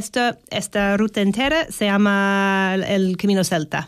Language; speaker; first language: Spanish; non-native, fluent; English